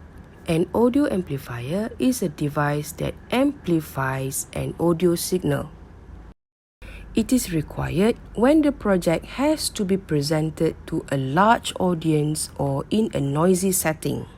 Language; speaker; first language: English; non-native, local second language; Malay